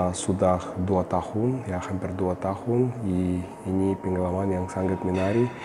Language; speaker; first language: Indonesian; non-native, fluent; Russian